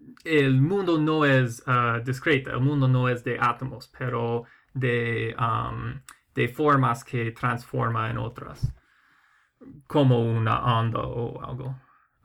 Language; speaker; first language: Spanish; non-native, fluent; English